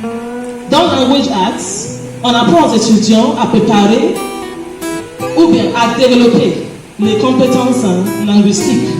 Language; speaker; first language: French; non-native, fluent; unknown